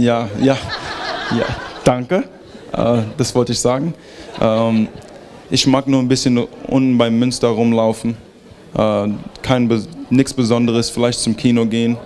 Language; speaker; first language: German; early bilingual, heritage; German